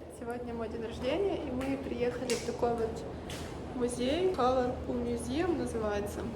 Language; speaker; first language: Russian; native; Russian